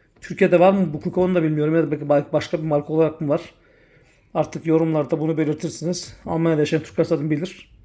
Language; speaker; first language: Turkish; early bilingual, heritage; Turkish